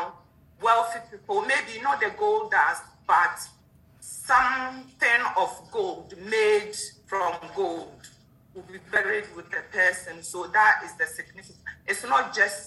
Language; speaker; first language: English; non-native, local second language; Akan